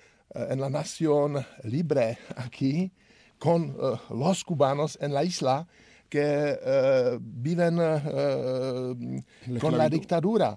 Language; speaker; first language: Spanish; non-native, learner; Czech